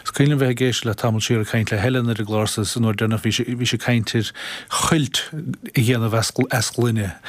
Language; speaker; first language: Irish; native; Irish